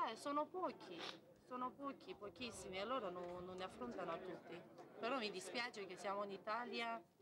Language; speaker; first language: Italian; non-native, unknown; Romanian